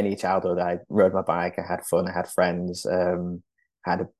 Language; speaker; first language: English; native; English